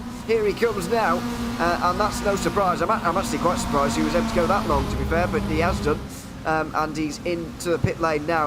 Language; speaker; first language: English; native; English